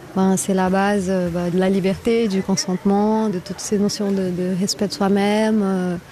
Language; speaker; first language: French; non-native, fluent; Portuguese